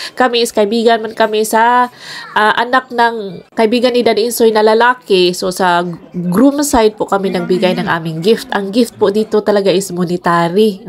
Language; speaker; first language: Filipino; non-native, local second language; Cebuano